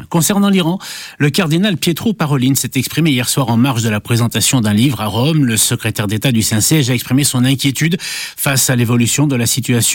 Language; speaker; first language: French; native; French